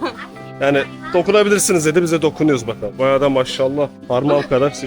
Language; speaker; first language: Turkish; native; Turkish